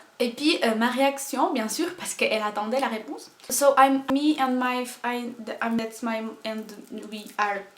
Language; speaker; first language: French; non-native, fluent; Portuguese